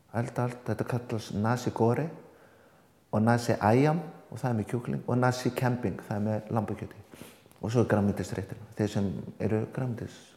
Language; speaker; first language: Icelandic; early bilingual, other home language; Indonesian